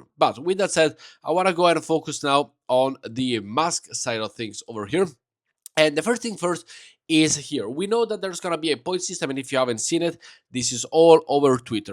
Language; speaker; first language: English; non-native, fluent; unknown